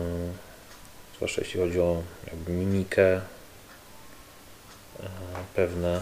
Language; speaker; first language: Polish; native; Polish